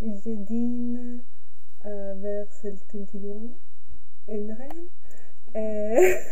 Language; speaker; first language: French; non-native, learner; English